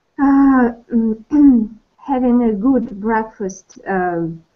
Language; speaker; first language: English; non-native, learner; Russian